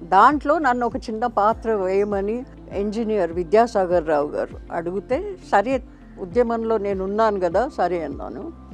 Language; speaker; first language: Telugu; native; Telugu